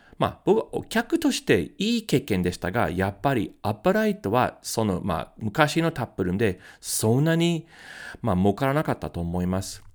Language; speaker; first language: Japanese; non-native, fluent; English